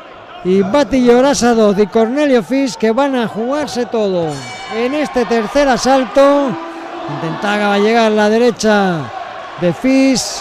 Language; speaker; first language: Spanish; native; Spanish